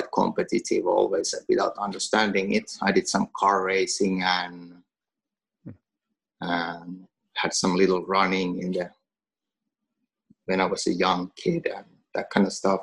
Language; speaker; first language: English; non-native, fluent; Finnish